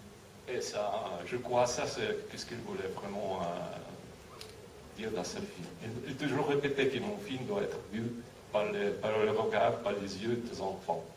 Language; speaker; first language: French; non-native, fluent; Russian